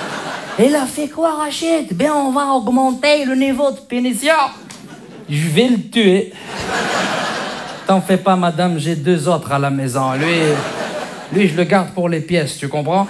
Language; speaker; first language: French; early bilingual, other home language; Arabic